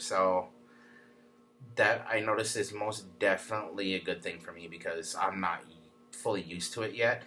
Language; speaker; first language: English; native; English